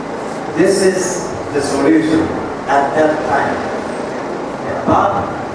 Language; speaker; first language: English; non-native, learner; Japanese